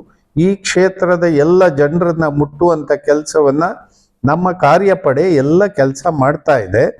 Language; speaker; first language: Kannada; native; Kannada